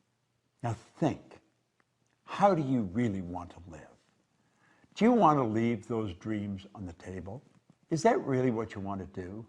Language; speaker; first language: English; native; English